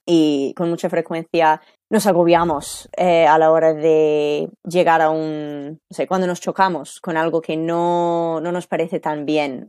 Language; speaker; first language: Spanish; non-native, fluent; English